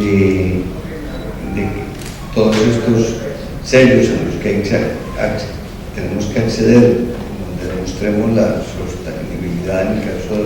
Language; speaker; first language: Spanish; native; Spanish